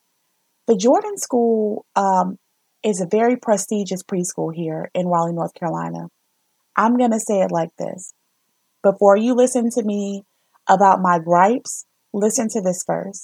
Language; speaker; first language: English; native; English